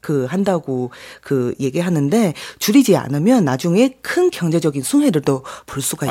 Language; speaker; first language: Korean; non-native, fluent; Chinese